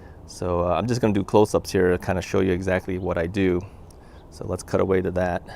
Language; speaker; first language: English; native; English